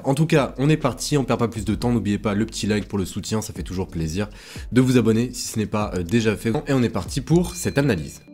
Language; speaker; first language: French; native; French